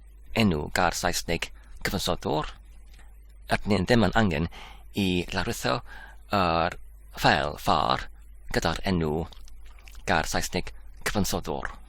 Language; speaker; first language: Welsh; non-native, learner; English